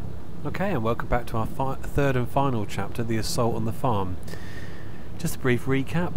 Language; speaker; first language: English; native; English